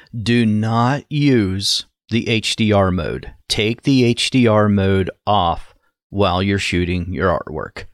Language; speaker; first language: English; native; English